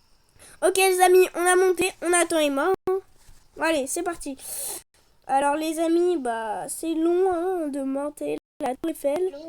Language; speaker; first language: French; native; French